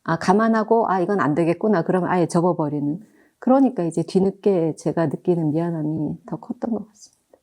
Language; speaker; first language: Korean; native; Korean